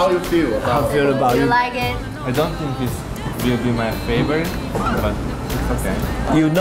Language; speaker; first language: English; non-native, learner; Chinese